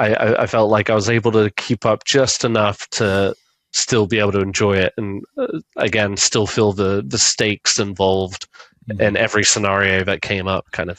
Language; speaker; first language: English; native; English